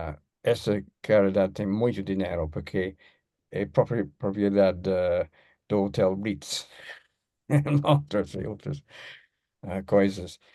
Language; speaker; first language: Portuguese; non-native, learner; English